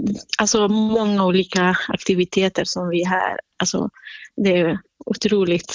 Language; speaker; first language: Swedish; non-native, fluent; Central Kurdish